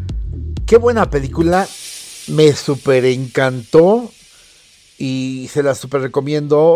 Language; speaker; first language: Spanish; native; Spanish